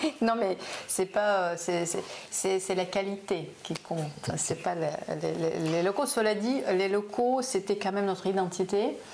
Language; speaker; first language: French; non-native, fluent; Russian